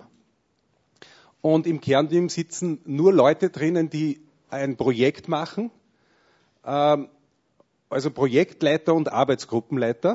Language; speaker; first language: German; native; German